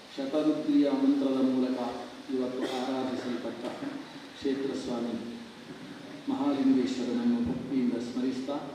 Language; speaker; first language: Kannada; non-native, local second language; Tulu